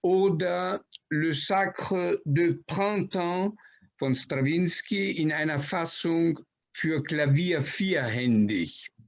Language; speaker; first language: German; non-native, fluent; Italian